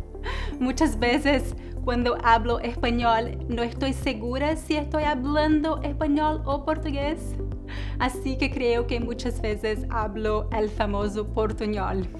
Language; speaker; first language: Spanish; non-native, learner; Portuguese